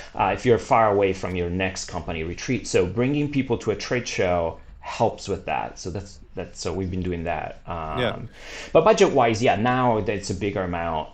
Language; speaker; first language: English; non-native, fluent; Italian